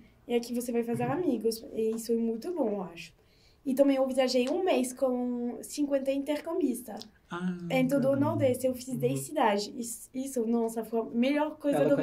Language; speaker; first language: Portuguese; non-native, learner; French